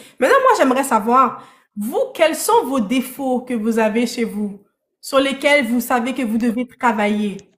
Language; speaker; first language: French; early bilingual, other home language; Haitian Creole